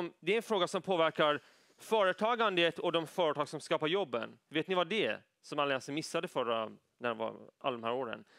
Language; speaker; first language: Swedish; early bilingual, other home language; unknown